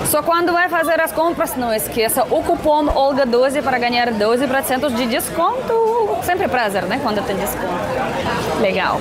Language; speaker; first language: Portuguese; non-native, fluent; Russian